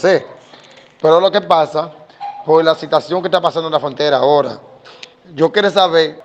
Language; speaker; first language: Spanish; non-native, learner; Haitian Creole